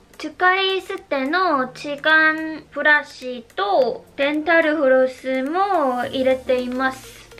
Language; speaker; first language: Japanese; non-native, learner; Korean